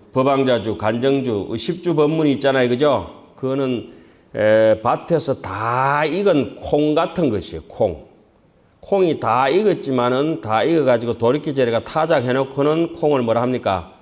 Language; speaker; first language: Korean; native; Korean